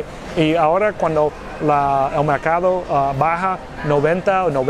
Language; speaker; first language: Spanish; non-native, learner; English